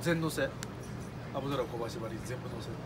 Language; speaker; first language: Japanese; native; Japanese